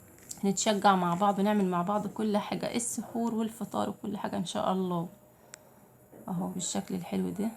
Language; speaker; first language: Arabic; native; Arabic